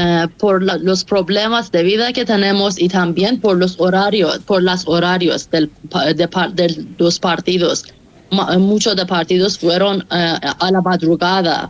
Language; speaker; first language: Spanish; non-native, fluent; Persian